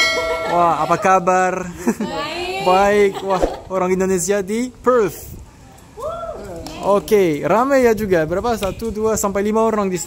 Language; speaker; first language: Indonesian; non-native, fluent; French